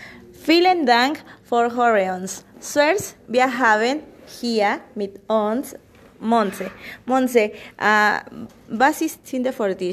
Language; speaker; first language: German; non-native, learner; Spanish